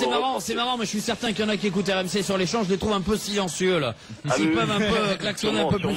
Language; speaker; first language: French; native; French